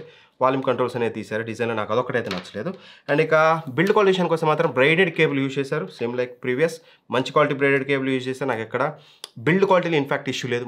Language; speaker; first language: Telugu; native; Telugu